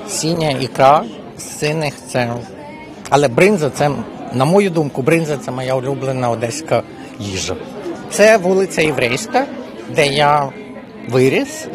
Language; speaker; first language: Ukrainian; non-native, local second language; Russian